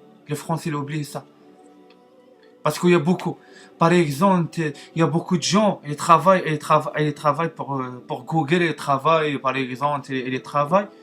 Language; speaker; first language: French; non-native, learner; Arabic